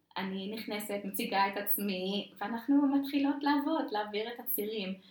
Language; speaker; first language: Hebrew; non-native, fluent; English